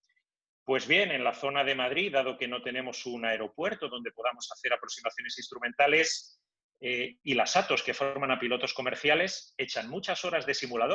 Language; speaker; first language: Spanish; native; Spanish